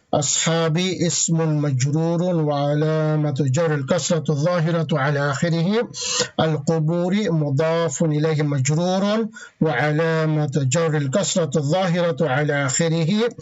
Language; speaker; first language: Arabic; non-native, fluent; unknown